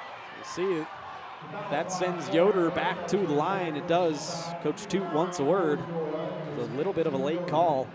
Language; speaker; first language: English; native; English